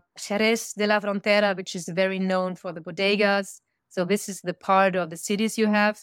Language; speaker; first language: English; non-native, fluent; German